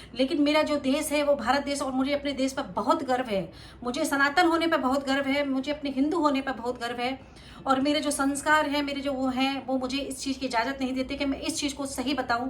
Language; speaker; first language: Hindi; native; Hindi